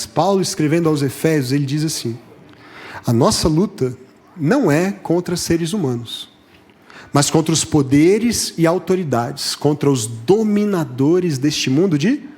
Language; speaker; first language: Portuguese; native; Portuguese